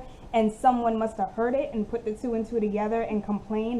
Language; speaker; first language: English; native; English